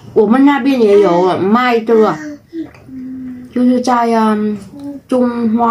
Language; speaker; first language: Chinese; non-native, learner; Vietnamese